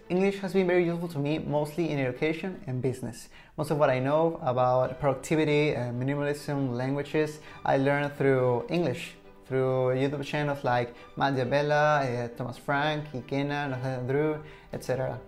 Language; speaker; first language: English; non-native, fluent; Spanish